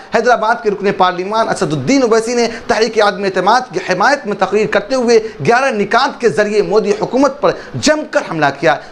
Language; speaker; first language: Urdu; native; Urdu